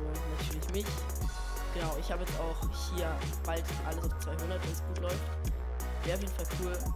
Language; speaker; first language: German; native; German